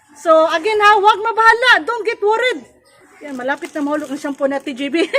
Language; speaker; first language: Filipino; non-native, local second language; Cebuano